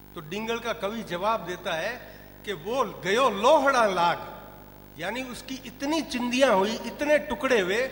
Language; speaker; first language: Hindi; non-native, local second language; Rajasthani